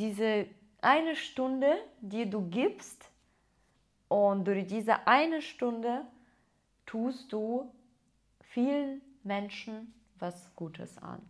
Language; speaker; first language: German; non-native, fluent; Russian